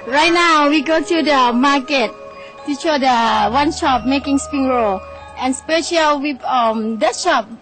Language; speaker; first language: English; non-native, learner; Thai